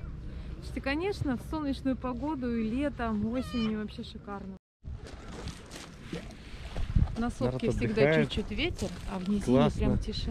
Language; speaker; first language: Russian; native; Russian